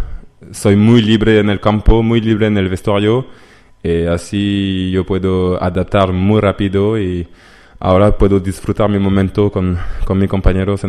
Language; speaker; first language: Spanish; non-native, learner; French